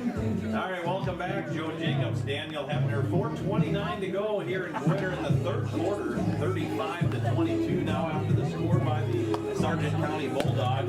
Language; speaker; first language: English; native; English